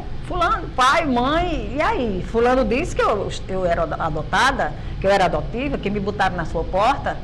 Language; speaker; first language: Portuguese; native; Portuguese